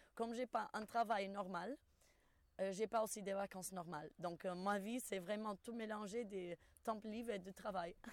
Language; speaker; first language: French; non-native, fluent; Portuguese